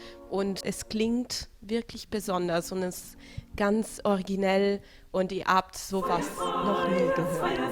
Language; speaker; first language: German; non-native, fluent; Italian